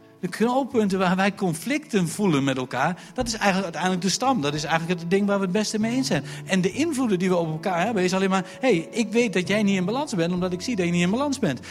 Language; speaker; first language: Dutch; native; Dutch